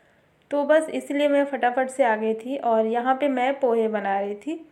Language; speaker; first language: Hindi; native; Hindi